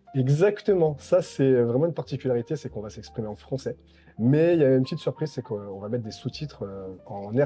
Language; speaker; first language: French; native; French